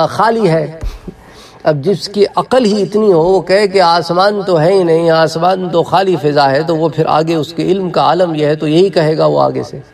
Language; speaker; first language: Urdu; non-native, local second language; Punjabi